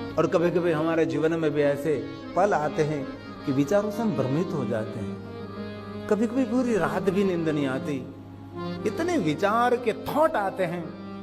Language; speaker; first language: Hindi; non-native, local second language; Gujarati